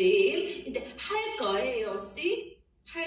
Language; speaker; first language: Spanish; non-native, learner; Korean